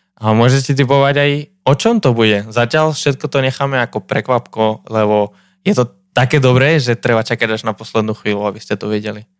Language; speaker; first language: Slovak; native; Slovak